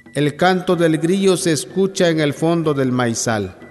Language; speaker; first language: Spanish; non-native, local second language; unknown